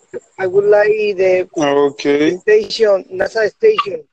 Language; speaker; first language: English; non-native, learner; Spanish